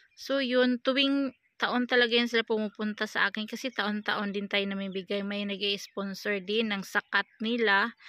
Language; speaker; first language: Filipino; native; Filipino